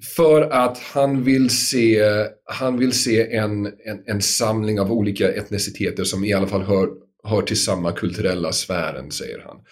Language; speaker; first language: Swedish; non-native, fluent; English